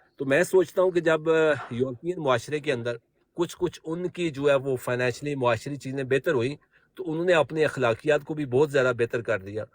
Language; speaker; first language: Urdu; non-native, local second language; Punjabi